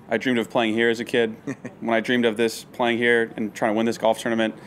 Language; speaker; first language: English; native; English